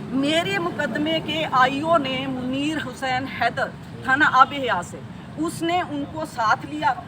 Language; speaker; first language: Urdu; non-native, local second language; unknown